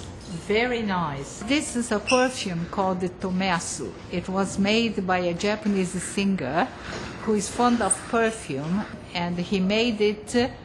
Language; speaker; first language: English; non-native, fluent; Portuguese